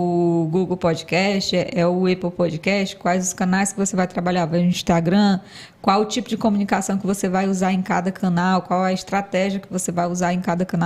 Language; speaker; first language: Portuguese; native; Portuguese